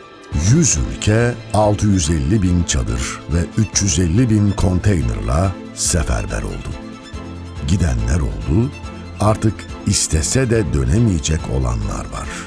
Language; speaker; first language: Turkish; native; Turkish